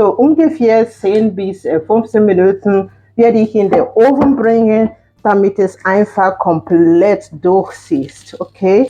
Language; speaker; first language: German; non-native, fluent; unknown